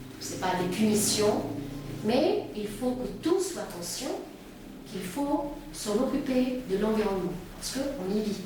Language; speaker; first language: French; non-native, fluent; Albanian